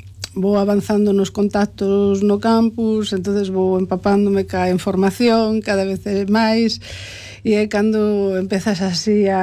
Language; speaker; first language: Galician; native; Galician